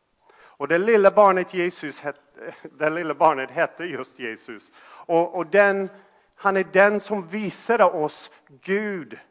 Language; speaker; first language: Swedish; non-native, fluent; English